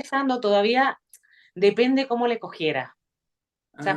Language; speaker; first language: Spanish; native; Spanish